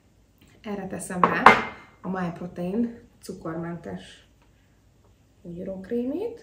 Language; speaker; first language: Hungarian; native; Hungarian